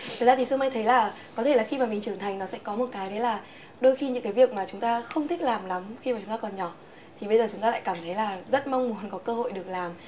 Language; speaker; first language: Vietnamese; native; Vietnamese